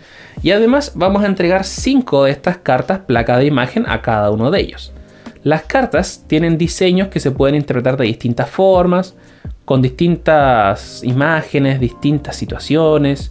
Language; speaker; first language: Spanish; native; Spanish